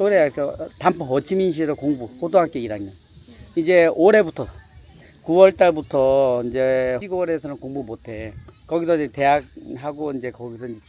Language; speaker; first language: Korean; native; Korean